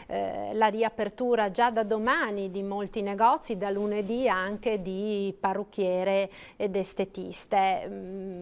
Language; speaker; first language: Italian; native; Italian